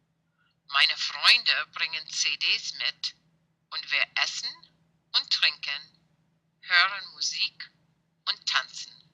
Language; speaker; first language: German; non-native, fluent; English